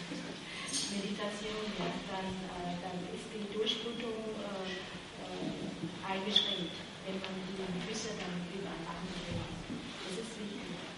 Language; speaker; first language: German; non-native, fluent; Vietnamese